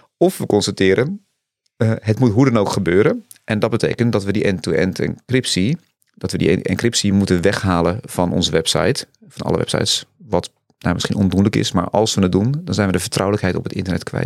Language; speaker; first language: Dutch; native; Dutch